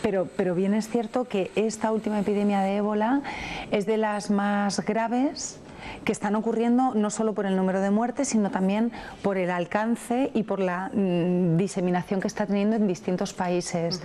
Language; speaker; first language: Spanish; native; Spanish